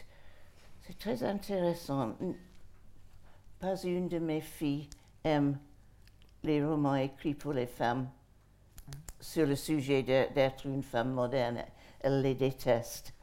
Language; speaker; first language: French; non-native, fluent; English